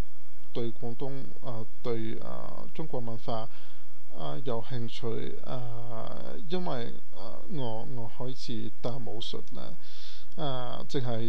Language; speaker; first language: Cantonese; non-native, learner; Portuguese